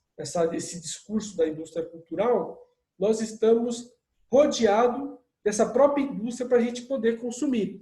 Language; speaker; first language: Portuguese; native; Portuguese